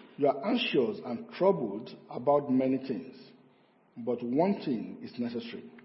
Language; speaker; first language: English; non-native, local second language; Yoruba